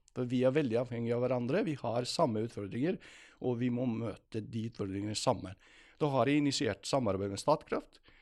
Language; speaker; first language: Norwegian; non-native, fluent; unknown